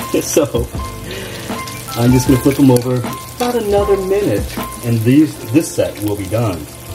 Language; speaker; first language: English; native; English